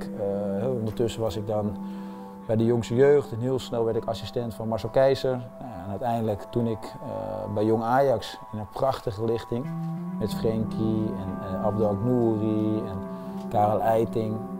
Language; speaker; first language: Dutch; native; Dutch